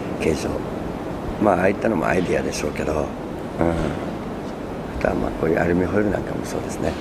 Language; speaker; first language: Japanese; native; Japanese